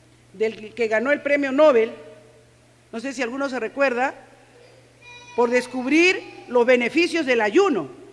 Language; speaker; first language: Spanish; native; Spanish